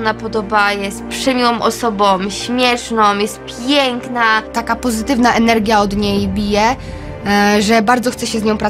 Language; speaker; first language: Polish; native; Polish